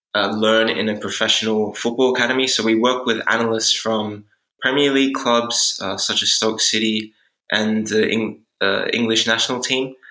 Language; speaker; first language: English; native; English